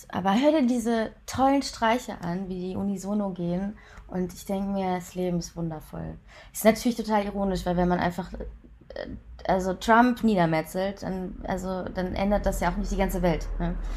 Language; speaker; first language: German; native; German